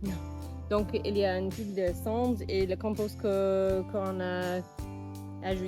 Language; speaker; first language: French; non-native, fluent; English